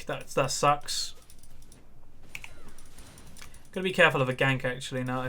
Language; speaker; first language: English; native; English